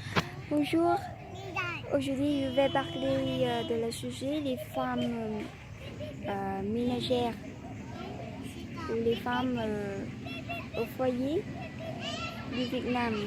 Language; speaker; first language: French; non-native, learner; Vietnamese